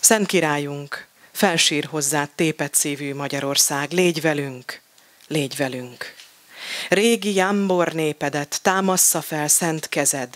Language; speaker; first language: Hungarian; native; Hungarian